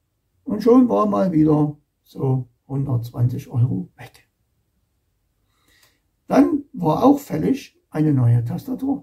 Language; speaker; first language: German; native; German